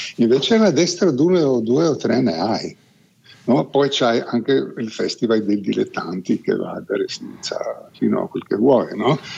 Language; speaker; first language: Italian; non-native, fluent; Slovenian